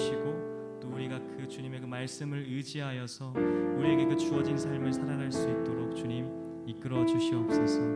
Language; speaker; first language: Korean; native; Korean